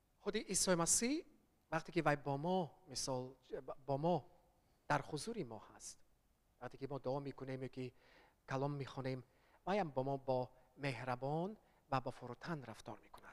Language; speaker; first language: Persian; early bilingual, heritage; Persian